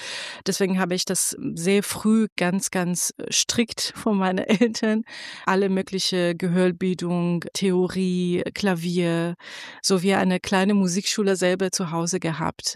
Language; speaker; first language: German; non-native, fluent; Persian